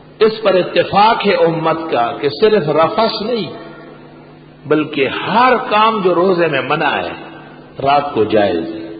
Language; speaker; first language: Urdu; non-native, local second language; Pashto